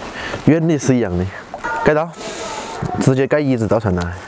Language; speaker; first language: Chinese; native; Chinese